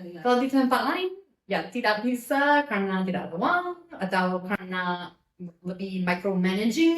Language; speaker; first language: Indonesian; non-native, fluent; English